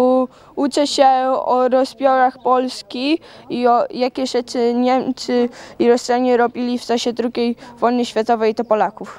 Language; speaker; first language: Polish; early bilingual, heritage; Polish